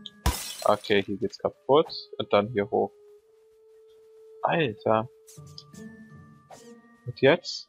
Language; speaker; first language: German; native; German